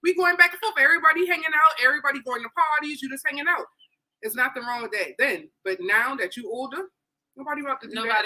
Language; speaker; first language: English; native; English